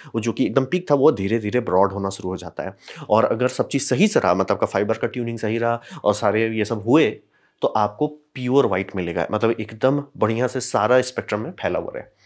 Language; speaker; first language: Hindi; native; Hindi